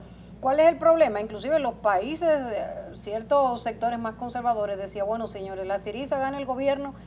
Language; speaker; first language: Spanish; native; Spanish